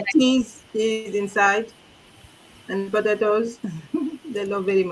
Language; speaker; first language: English; non-native, learner; French